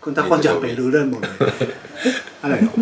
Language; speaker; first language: Thai; non-native, fluent; Japanese